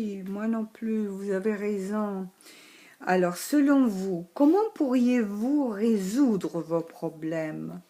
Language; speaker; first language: French; non-native, learner; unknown